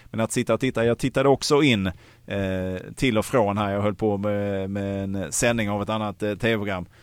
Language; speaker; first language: Swedish; native; Swedish